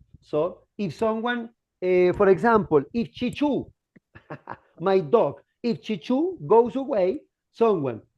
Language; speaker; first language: English; non-native, fluent; Spanish